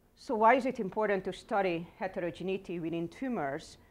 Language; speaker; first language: English; non-native, fluent; Hungarian